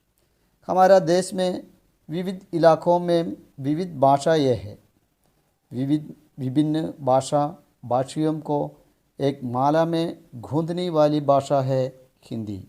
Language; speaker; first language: Hindi; non-native, local second language; Malayalam